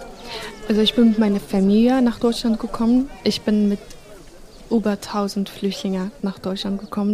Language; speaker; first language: German; non-native, fluent; Arabic